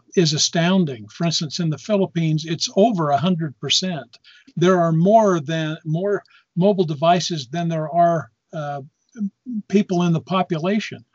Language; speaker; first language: English; native; English